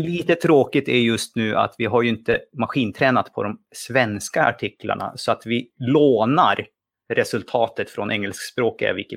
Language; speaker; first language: Swedish; native; Swedish